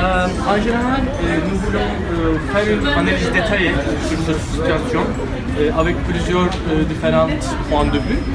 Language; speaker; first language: French; non-native, learner; Turkish